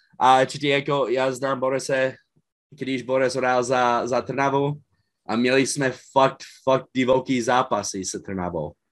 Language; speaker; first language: Czech; non-native, fluent; English